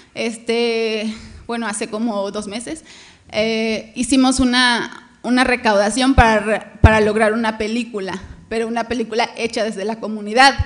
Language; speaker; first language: Spanish; native; Spanish